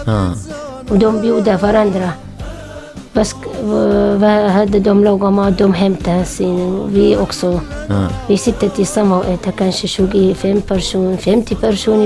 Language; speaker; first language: Swedish; non-native, learner; Syriac